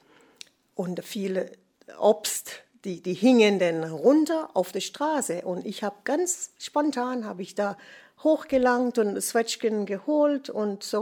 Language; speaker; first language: German; non-native, fluent; English